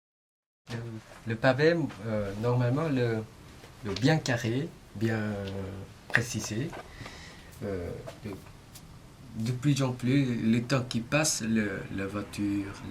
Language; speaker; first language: French; non-native, learner; Korean